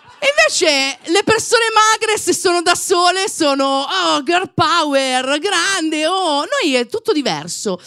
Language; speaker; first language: Italian; native; Italian